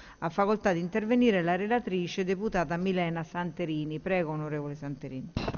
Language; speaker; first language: Italian; native; Italian